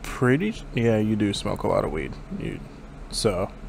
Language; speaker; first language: English; native; English